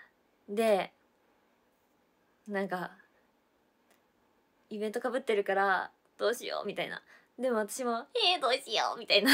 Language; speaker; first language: Japanese; native; Japanese